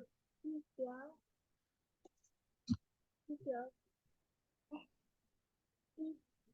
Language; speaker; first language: Chinese; non-native, learner; Indonesian